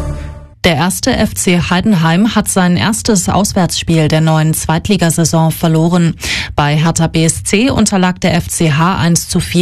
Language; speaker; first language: German; native; German